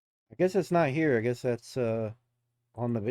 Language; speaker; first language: English; native; English